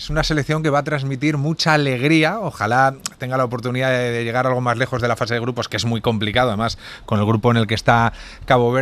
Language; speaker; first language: Spanish; native; Spanish